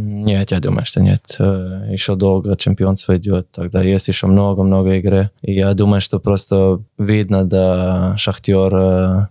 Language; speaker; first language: Russian; non-native, learner; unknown